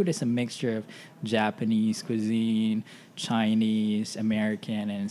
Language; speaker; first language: English; non-native, local second language; Filipino